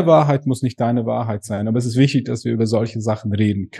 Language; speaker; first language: German; native; German